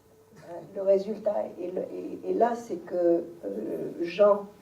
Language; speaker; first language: French; native; French